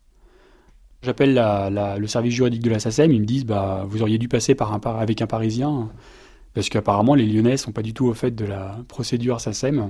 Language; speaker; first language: French; native; French